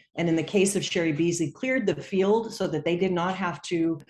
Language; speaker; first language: English; native; English